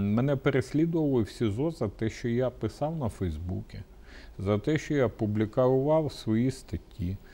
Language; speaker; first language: Ukrainian; native; Ukrainian